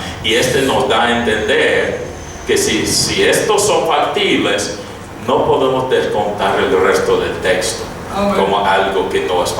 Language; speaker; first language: Spanish; non-native, fluent; English